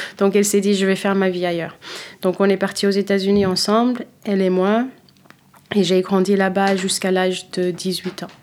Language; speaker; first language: French; non-native, fluent; Kabuverdianu